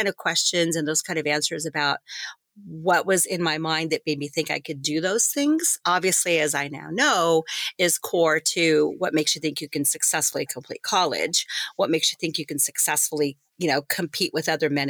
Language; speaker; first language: English; native; English